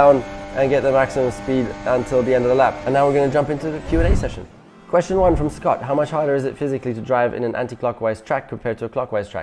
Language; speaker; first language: English; non-native, fluent; German